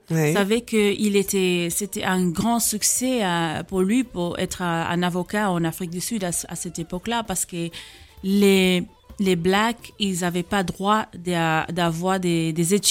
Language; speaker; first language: French; non-native, fluent; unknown